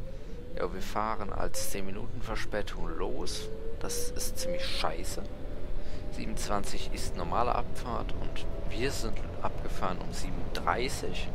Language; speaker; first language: German; native; German